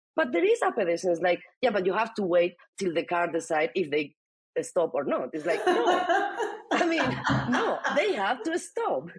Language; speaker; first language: English; non-native, fluent; Spanish